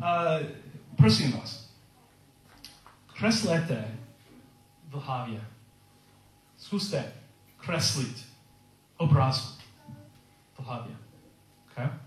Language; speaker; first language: Czech; non-native, learner; English